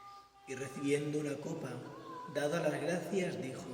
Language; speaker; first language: Spanish; native; Spanish